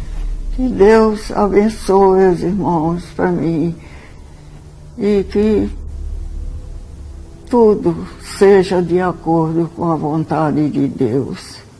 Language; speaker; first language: Portuguese; early bilingual, other home language; Swedish